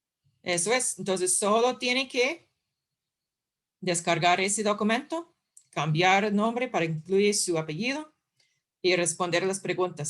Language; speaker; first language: Spanish; non-native, fluent; English